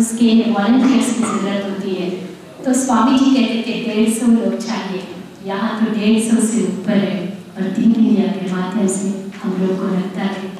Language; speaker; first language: Hindi; native; Hindi